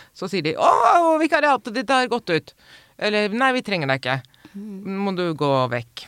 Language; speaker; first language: Norwegian; native; Norwegian